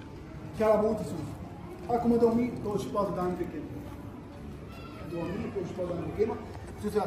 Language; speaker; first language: Romanian; non-native, learner; Arabic